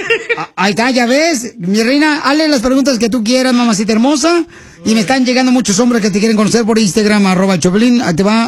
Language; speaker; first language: Spanish; native; Spanish